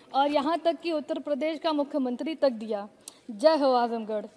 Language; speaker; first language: Hindi; native; Hindi